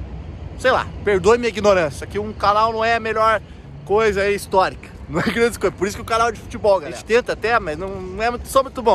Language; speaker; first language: Portuguese; native; Portuguese